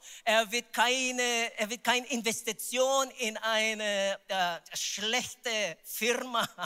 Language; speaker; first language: German; non-native, learner; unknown